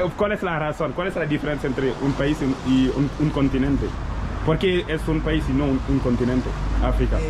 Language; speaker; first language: Spanish; non-native, local second language; French